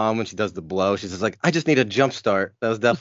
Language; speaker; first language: English; native; English